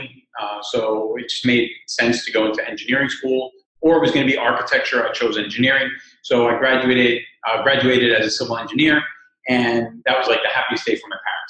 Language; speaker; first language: English; native; English